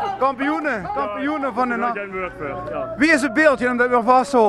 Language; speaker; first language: Dutch; native; Dutch